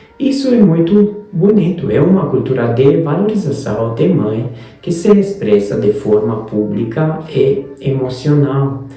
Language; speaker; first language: Portuguese; non-native, fluent; Hungarian